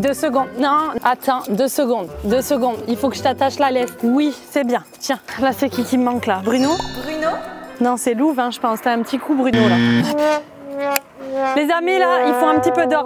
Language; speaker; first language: French; native; French